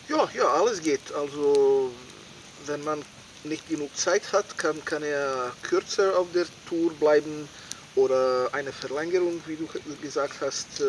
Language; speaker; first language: German; non-native, fluent; Serbian